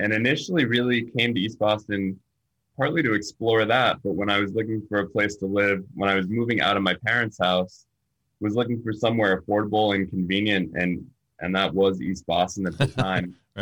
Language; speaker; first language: English; native; English